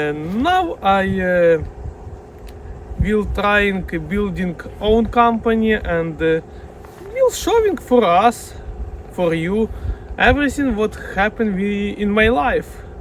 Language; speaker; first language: English; non-native, learner; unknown